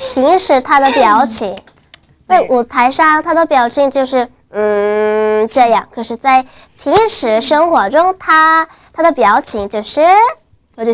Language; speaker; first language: Chinese; non-native, fluent; Korean